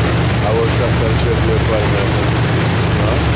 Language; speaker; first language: Russian; native; Russian